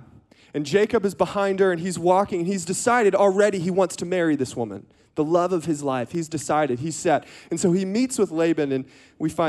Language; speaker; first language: English; native; English